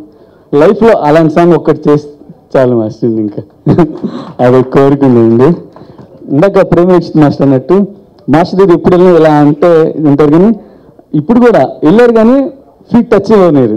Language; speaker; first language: Telugu; native; Telugu